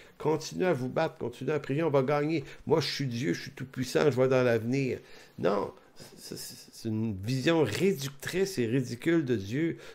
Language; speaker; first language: French; native; French